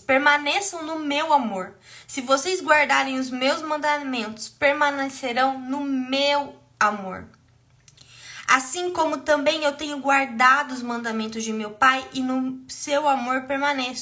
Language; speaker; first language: Portuguese; native; Portuguese